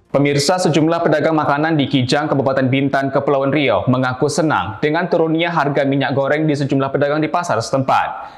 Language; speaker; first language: Indonesian; native; Indonesian